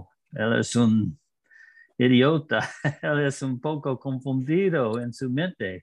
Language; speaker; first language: Spanish; non-native, learner; English